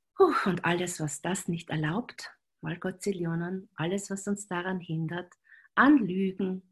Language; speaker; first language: German; native; German